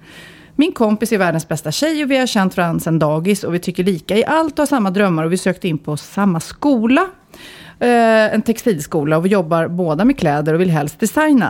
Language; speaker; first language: Swedish; native; Swedish